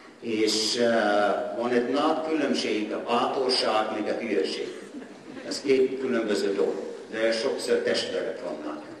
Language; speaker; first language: Hungarian; non-native, learner; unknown